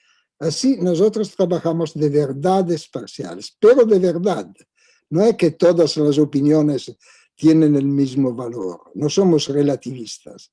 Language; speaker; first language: Spanish; non-native, fluent; Italian